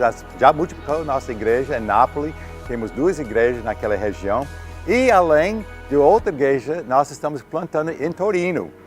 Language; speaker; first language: Portuguese; non-native, learner; English